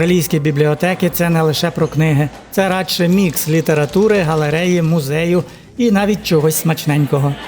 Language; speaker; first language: Ukrainian; native; Ukrainian